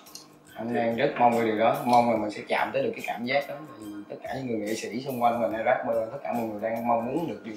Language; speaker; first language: Vietnamese; native; Vietnamese